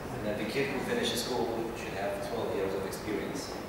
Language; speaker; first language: English; non-native, fluent; Lithuanian